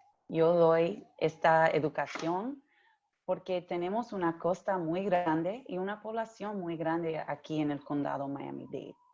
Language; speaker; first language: Spanish; early bilingual, heritage; English